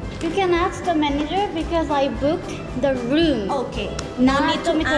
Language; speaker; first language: English; non-native, learner; Korean